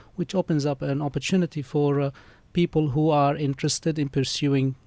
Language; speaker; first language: English; early bilingual, other home language; Arabic